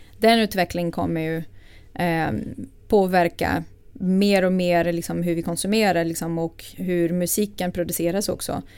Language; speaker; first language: Swedish; non-native, fluent; Portuguese